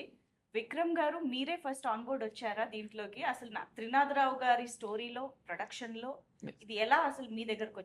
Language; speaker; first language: Telugu; native; Telugu